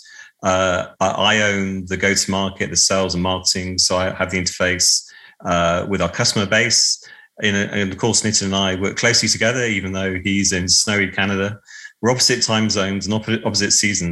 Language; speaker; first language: English; native; English